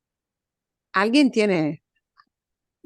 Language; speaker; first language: Spanish; non-native, fluent; English